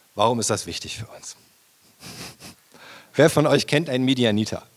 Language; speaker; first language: German; native; German